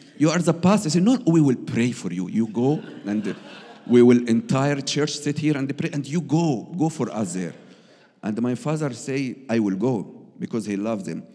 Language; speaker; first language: English; non-native, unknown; Arabic